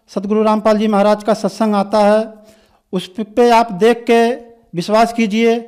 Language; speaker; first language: Hindi; native; Hindi